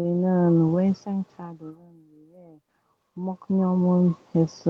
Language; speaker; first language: Korean; non-native, learner; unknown